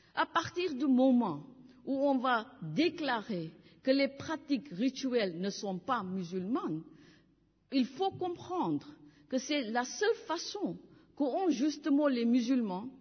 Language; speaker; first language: French; non-native, fluent; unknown